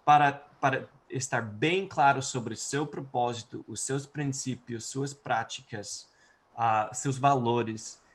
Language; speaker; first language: Portuguese; non-native, fluent; English